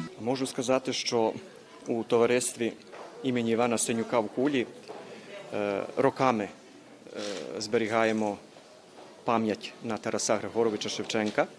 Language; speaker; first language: Ukrainian; early bilingual, heritage; Ukrainian